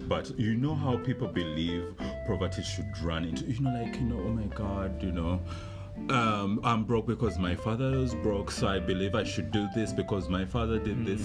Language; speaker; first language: English; non-native, local second language; Ganda